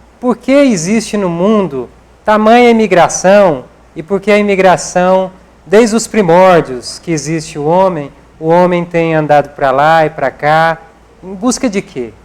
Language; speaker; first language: Portuguese; native; Portuguese